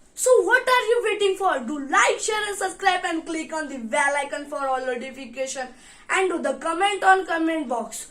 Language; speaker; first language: English; non-native, local second language; Hindi